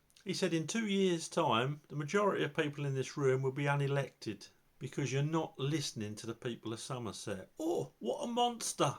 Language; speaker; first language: English; native; English